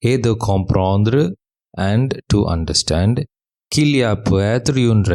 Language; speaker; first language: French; non-native, fluent; English